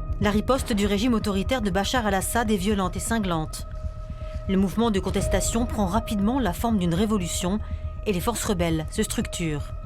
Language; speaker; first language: French; native; French